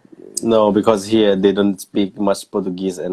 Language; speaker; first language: English; non-native, learner; Thai